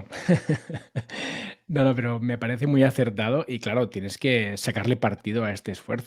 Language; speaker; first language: Spanish; native; Spanish